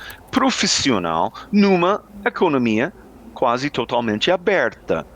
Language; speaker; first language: Portuguese; non-native, fluent; English